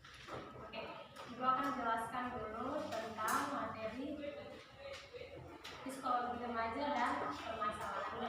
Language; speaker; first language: Indonesian; native; Indonesian